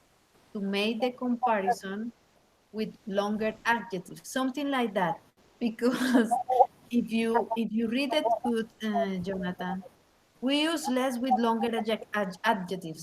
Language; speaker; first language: English; non-native, learner; Spanish